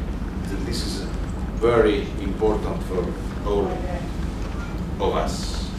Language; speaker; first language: English; non-native, learner; Italian